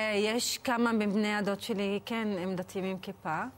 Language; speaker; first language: Hebrew; non-native, local second language; Arabic